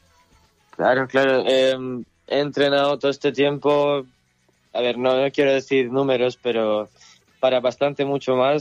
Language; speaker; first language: Spanish; early bilingual, other home language; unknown